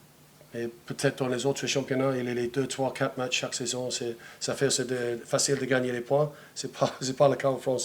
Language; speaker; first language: French; non-native, fluent; English